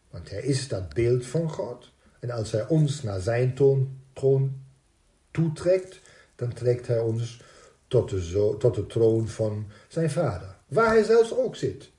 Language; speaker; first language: Dutch; non-native, fluent; German